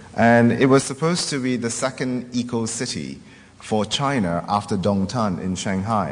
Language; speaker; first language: English; non-native, local second language; Min Nan Chinese